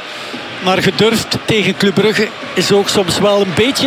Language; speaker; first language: Dutch; native; Dutch